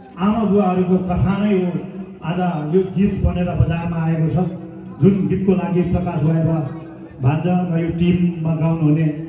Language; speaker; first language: Nepali; non-native, local second language; Eastern Tamang